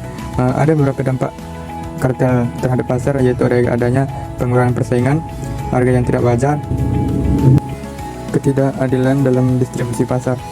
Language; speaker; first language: Indonesian; native; Indonesian